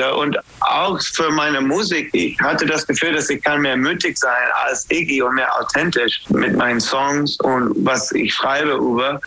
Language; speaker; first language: German; non-native, learner; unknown